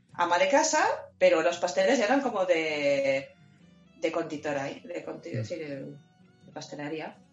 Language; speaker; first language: Spanish; non-native, fluent; German